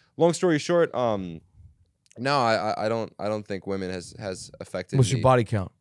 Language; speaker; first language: English; native; English